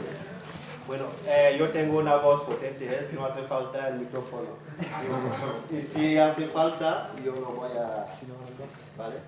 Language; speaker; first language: Spanish; non-native, fluent; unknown